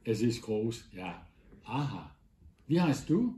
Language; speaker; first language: German; non-native, fluent; Danish